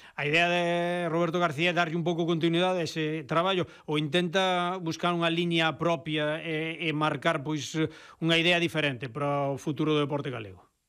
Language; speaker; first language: Galician; native; Galician